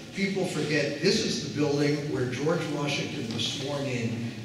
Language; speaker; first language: English; native; English